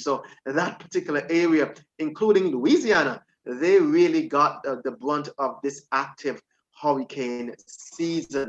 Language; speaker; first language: English; native; English